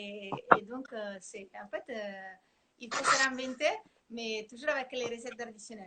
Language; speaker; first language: French; non-native, fluent; Italian